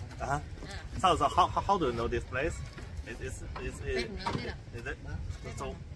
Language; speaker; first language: English; non-native, learner; Chinese